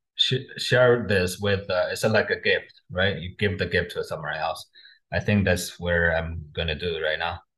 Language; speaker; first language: English; non-native, fluent; Chinese